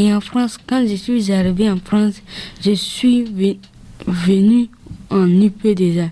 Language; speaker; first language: French; early bilingual, other home language; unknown